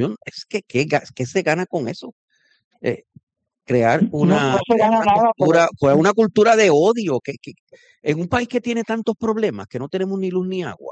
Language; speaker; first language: Spanish; native; Spanish